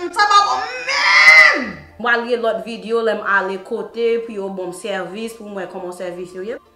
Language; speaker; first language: Haitian Creole; early bilingual, heritage; Haitian Creole